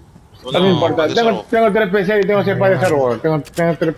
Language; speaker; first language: Spanish; native; Spanish